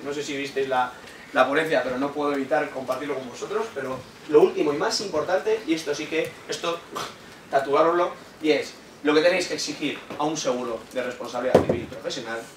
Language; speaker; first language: Spanish; native; Spanish